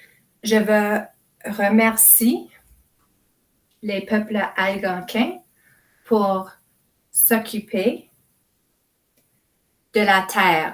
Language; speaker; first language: French; non-native, fluent; English